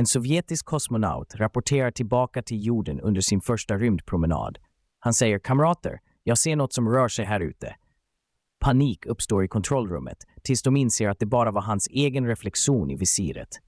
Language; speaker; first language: Swedish; native; Swedish